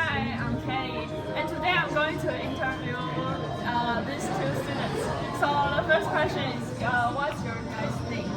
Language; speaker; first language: English; non-native, fluent; Chinese